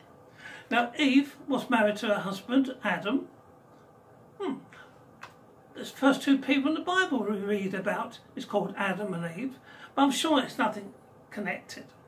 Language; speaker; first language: English; native; English